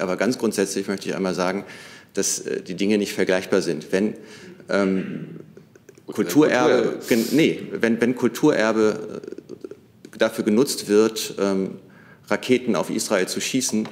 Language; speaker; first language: German; native; German